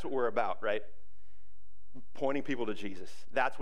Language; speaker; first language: English; native; English